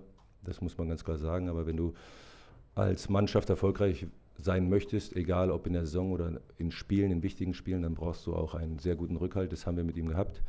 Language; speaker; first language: German; native; German